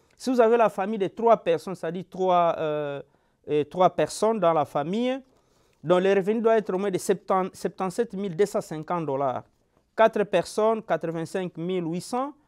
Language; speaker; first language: French; non-native, local second language; Lingala